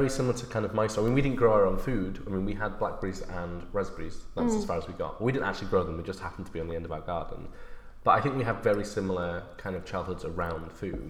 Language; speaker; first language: English; native; English